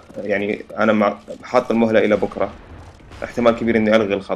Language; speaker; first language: Arabic; native; Arabic